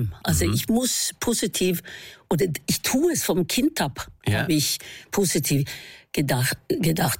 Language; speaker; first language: German; non-native, fluent; Norwegian